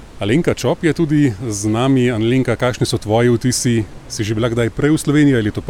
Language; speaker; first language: Slovenian; native; Slovenian